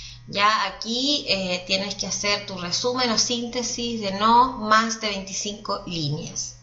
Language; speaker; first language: Spanish; native; Spanish